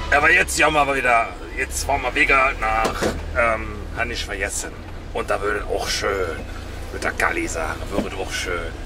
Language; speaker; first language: English; non-native, fluent; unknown